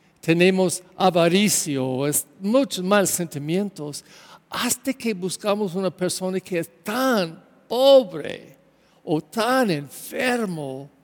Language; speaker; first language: Spanish; non-native, learner; English